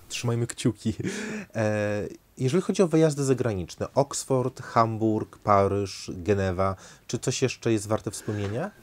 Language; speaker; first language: Polish; native; Polish